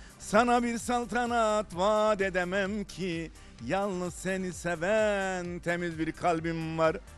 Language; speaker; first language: Turkish; native; Turkish